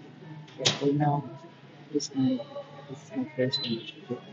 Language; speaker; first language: English; non-native, local second language; Filipino